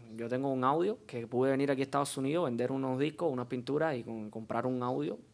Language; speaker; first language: Spanish; native; Spanish